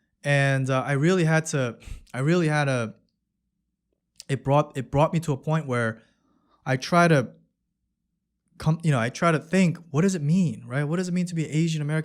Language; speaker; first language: English; early bilingual, other home language; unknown